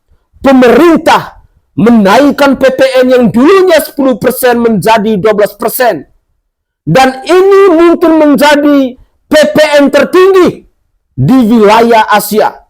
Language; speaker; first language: Indonesian; native; Indonesian